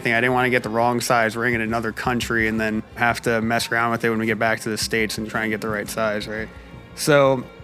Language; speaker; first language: English; native; English